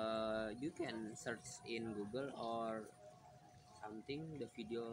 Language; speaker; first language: English; non-native, learner; Indonesian